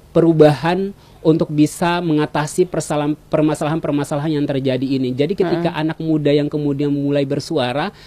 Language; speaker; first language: Indonesian; native; Indonesian